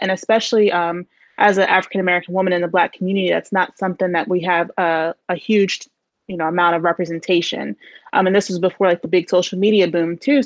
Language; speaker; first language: English; native; English